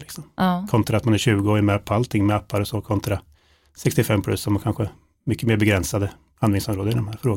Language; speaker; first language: Swedish; native; Swedish